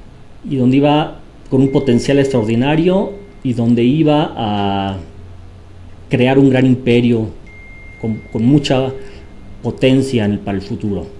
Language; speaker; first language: Spanish; native; Spanish